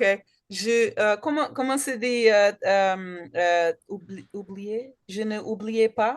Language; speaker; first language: French; non-native, learner; Portuguese